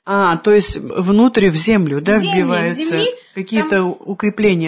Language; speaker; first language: Russian; native; Russian